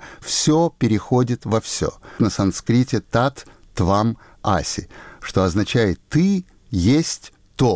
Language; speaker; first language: Russian; native; Russian